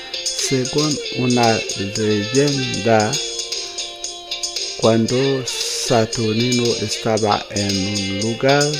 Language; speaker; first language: Spanish; non-native, fluent; Haitian Creole